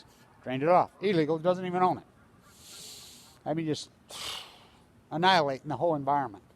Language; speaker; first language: English; native; English